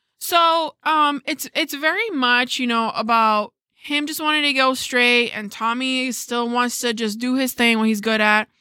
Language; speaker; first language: English; early bilingual, other home language; Spanish